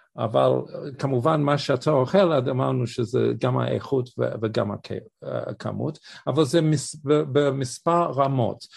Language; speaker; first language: Hebrew; non-native, fluent; English